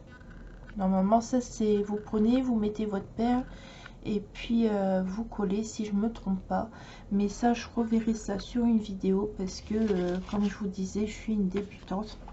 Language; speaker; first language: French; native; French